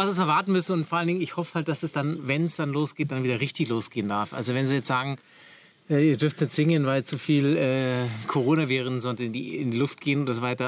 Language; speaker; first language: German; native; German